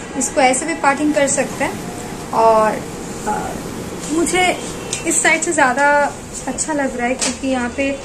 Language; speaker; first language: Hindi; non-native, local second language; Bangla